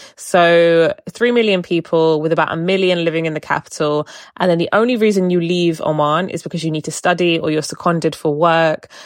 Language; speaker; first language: English; native; English